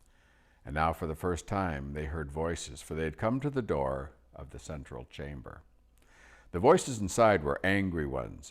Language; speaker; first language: English; native; English